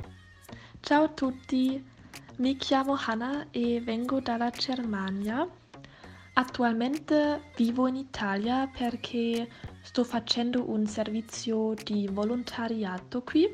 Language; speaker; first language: Italian; non-native, fluent; German